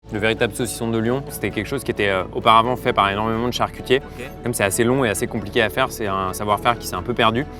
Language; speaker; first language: French; native; French